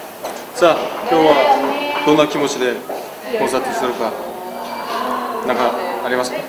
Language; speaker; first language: Japanese; non-native, fluent; Korean